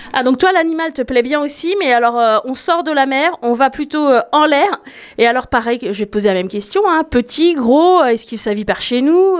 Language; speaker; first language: French; native; French